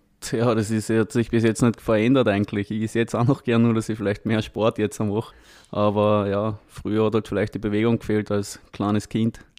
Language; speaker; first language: German; native; German